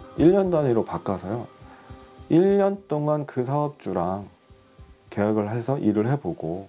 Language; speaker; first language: Korean; native; Korean